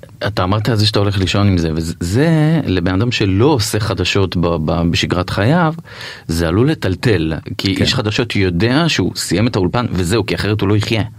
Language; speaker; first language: Hebrew; native; Hebrew